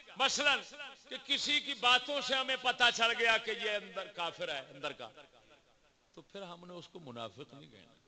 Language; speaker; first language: Urdu; non-native, local second language; Punjabi